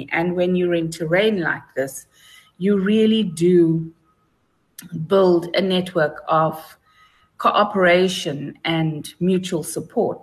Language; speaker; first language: English; native; English